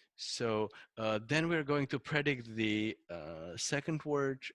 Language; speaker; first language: English; non-native, fluent; Czech